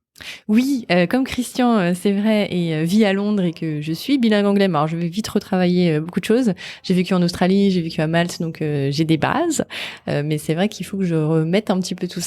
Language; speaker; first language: French; native; French